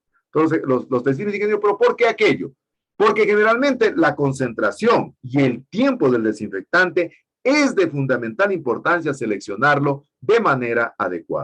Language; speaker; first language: Spanish; native; Spanish